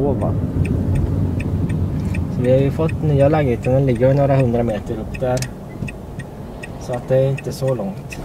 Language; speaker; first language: Swedish; native; Swedish